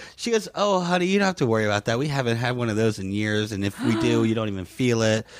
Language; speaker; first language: English; native; English